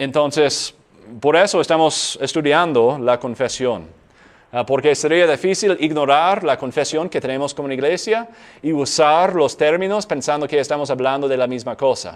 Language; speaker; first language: Spanish; non-native, fluent; English